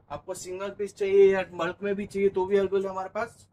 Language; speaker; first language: Hindi; non-native, local second language; Telugu